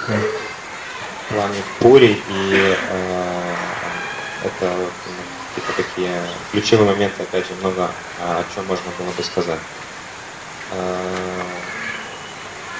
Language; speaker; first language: Russian; native; Russian